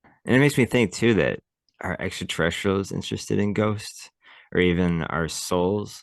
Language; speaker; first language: English; native; English